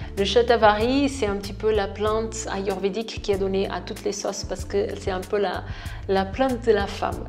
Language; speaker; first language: French; non-native, fluent; Portuguese